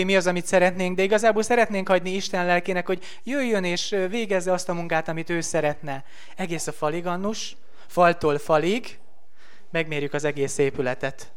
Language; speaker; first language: Hungarian; native; Hungarian